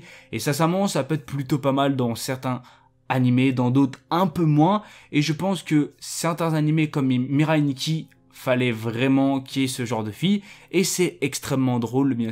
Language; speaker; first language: French; native; French